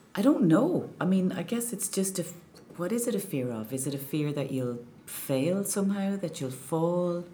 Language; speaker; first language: English; native; English